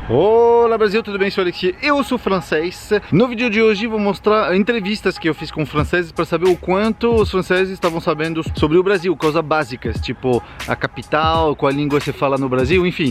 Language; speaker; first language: Portuguese; non-native, fluent; French